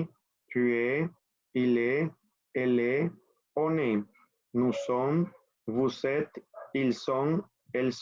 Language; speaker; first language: French; non-native, fluent; Spanish